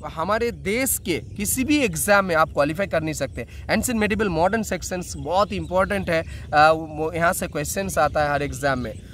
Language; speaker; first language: Hindi; non-native, local second language; Bangla